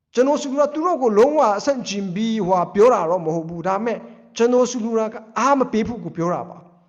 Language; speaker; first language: Burmese; non-native, local second language; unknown